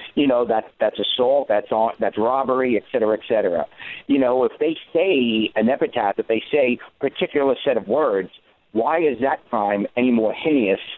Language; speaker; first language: English; native; English